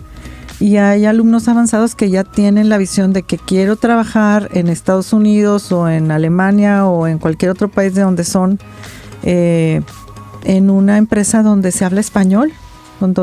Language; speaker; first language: Spanish; native; Spanish